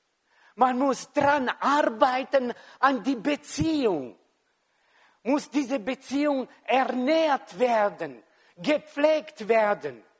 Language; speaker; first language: German; non-native, fluent; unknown